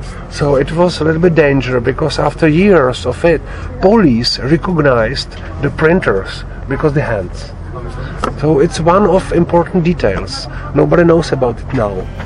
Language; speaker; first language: English; non-native, fluent; Czech